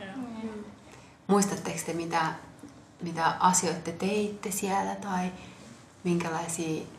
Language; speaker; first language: Finnish; early bilingual, other home language; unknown